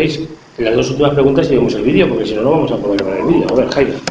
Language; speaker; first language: Spanish; native; Spanish